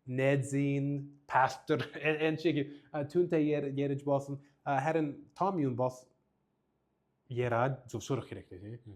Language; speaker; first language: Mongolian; non-native, learner; English